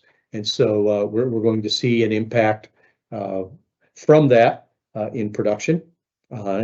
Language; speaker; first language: English; native; English